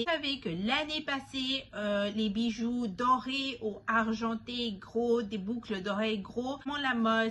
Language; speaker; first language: French; non-native, fluent; Spanish